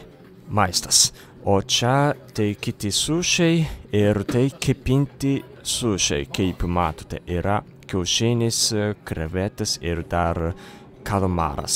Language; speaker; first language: Lithuanian; non-native, fluent; Japanese